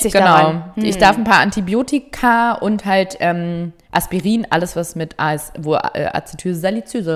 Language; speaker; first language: German; native; German